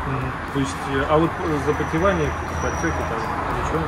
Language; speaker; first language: Russian; native; Russian